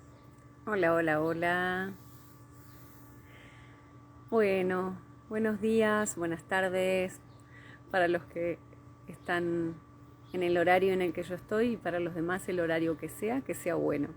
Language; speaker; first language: Spanish; native; Spanish